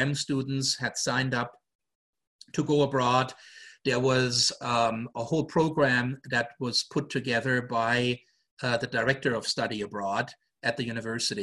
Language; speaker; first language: English; non-native, fluent; German